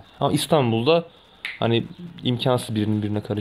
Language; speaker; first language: Turkish; native; Turkish